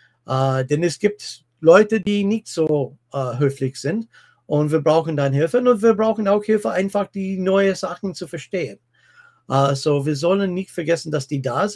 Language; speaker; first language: German; non-native, fluent; English